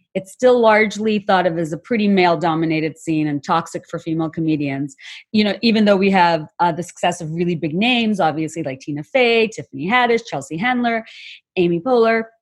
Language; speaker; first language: English; non-native, local second language; Bangla